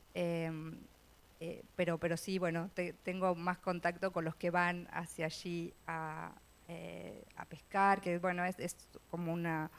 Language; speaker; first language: Spanish; native; Spanish